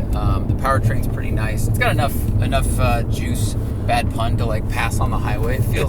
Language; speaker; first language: English; native; English